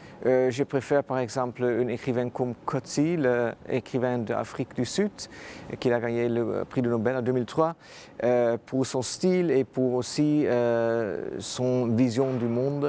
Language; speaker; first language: French; non-native, fluent; Dutch